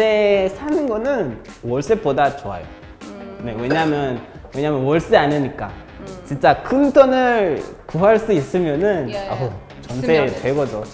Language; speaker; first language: Korean; non-native, fluent; Kinyarwanda